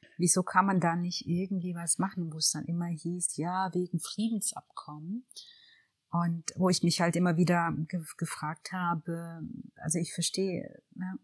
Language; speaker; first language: German; early bilingual, other home language; Tigrinya